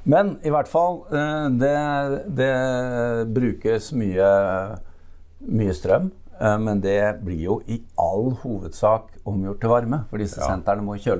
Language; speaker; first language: Norwegian; native; Norwegian